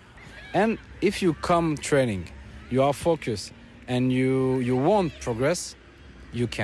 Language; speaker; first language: English; non-native, learner; French